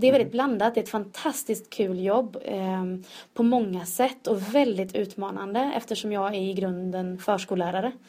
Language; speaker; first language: Swedish; native; Swedish